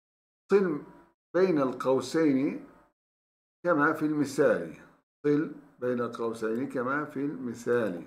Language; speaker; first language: Arabic; non-native, fluent; Turkish